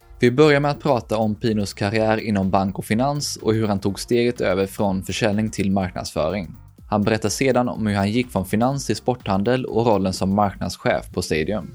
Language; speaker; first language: Swedish; native; Swedish